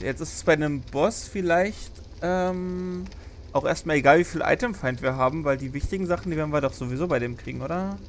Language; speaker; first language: German; native; German